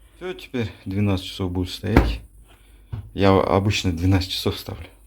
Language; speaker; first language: Russian; non-native, local second language; Kazakh